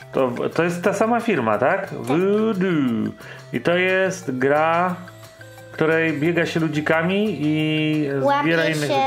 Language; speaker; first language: Polish; native; Polish